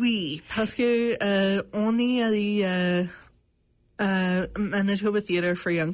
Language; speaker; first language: French; non-native, local second language; English